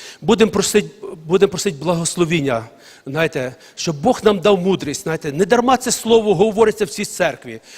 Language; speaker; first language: Ukrainian; non-native, local second language; Russian